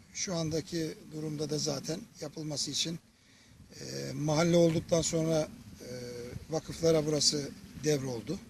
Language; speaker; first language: Turkish; native; Turkish